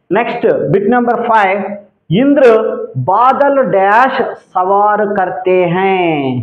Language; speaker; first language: Hindi; non-native, local second language; Telugu